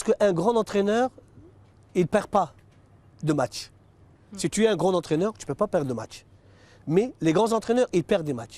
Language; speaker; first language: French; non-native, local second language; Arabic